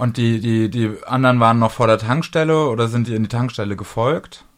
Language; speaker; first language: German; native; German